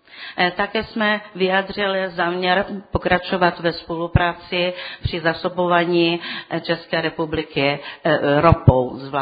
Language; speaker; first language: Czech; non-native, fluent; Ukrainian